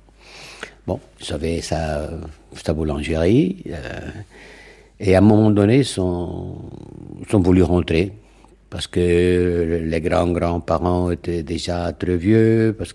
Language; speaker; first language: French; non-native, fluent; Catalan